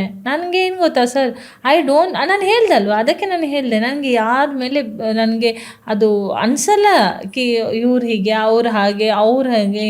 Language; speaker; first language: Kannada; non-native, local second language; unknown